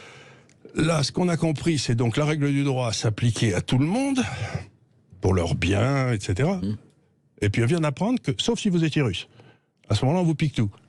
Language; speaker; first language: French; native; French